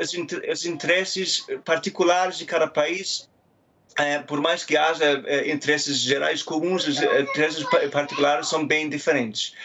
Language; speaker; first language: Portuguese; non-native, fluent; German